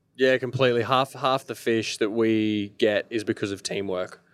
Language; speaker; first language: English; early bilingual, other home language; Maltese